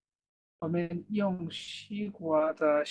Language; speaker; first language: Chinese; non-native, learner; Bangla